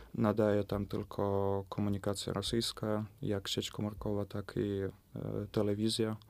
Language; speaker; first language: Polish; non-native, fluent; Russian